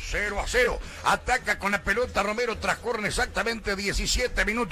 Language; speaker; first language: Spanish; native; Spanish